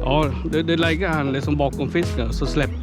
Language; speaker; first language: Swedish; non-native, fluent; Vietnamese